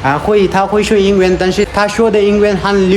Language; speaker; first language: Chinese; non-native, learner; Hindi